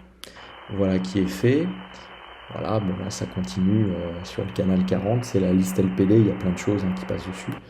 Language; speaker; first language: French; native; French